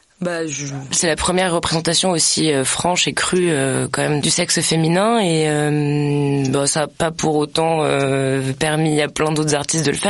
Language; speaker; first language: French; native; French